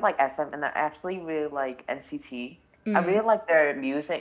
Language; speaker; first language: English; non-native, local second language; Cantonese